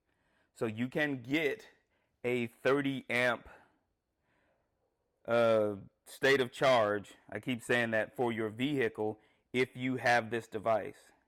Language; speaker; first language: English; native; English